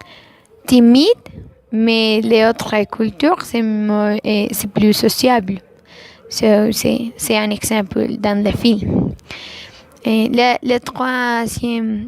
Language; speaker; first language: French; non-native, learner; Spanish